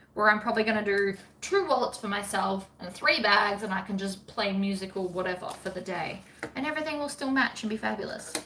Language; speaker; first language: English; native; English